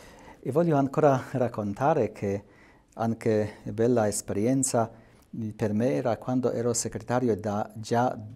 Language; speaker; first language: Italian; non-native, fluent; Polish